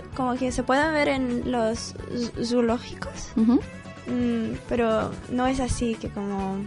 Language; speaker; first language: Spanish; non-native, fluent; English